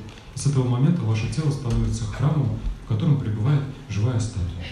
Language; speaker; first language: Russian; native; Russian